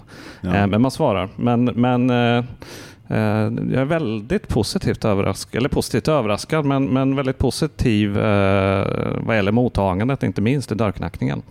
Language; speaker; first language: Swedish; native; Swedish